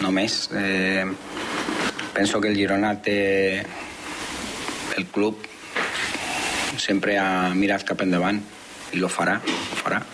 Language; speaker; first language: Catalan; non-native, fluent; Spanish